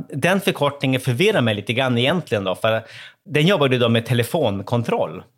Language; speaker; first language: Swedish; native; Swedish